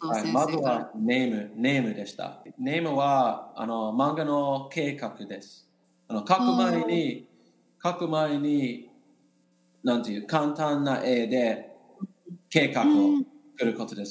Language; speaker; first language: Japanese; non-native, learner; English